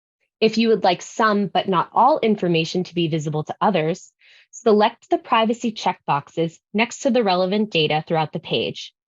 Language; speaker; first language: English; native; English